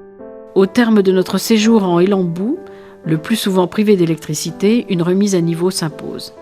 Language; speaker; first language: French; native; French